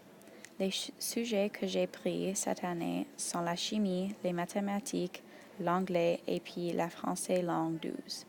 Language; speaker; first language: French; non-native, local second language; English